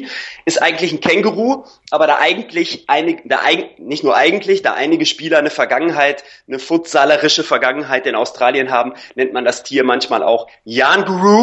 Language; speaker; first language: German; native; German